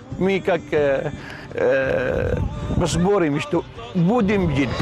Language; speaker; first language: Russian; non-native, learner; Arabic